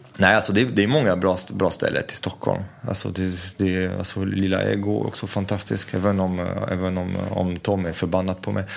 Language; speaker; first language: Swedish; non-native, fluent; French